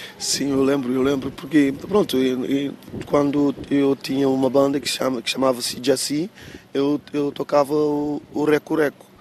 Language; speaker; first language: Portuguese; non-native, local second language; Kabuverdianu